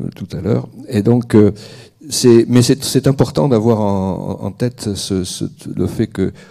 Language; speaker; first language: French; native; French